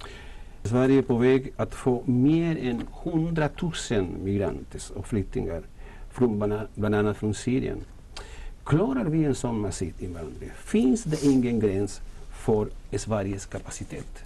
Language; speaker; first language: Swedish; non-native, fluent; Spanish